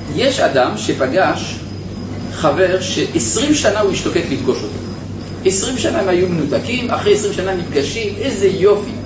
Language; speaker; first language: Hebrew; native; Hebrew